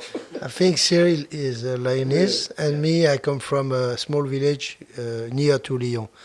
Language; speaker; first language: English; non-native, fluent; French